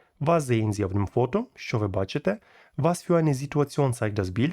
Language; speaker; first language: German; non-native, fluent; Ukrainian